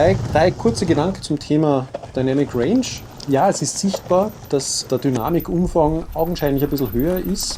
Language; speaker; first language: German; native; German